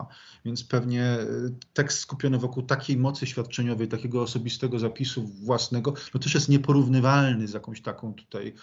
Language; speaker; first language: Polish; native; Polish